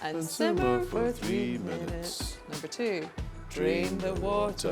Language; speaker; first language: English; native; English